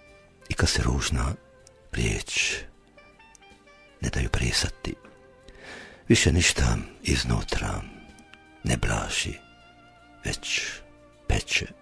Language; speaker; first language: Serbian; native; Serbian